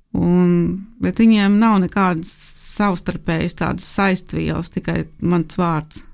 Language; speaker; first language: Latvian; native; Latvian